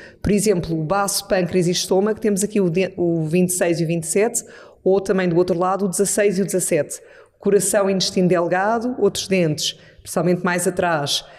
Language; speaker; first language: Portuguese; native; Portuguese